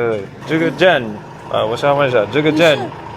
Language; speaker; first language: Chinese; non-native, learner; English